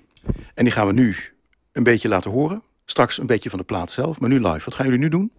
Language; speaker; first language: Dutch; native; Dutch